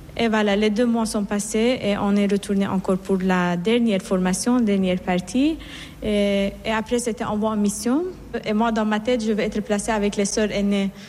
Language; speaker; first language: French; non-native, fluent; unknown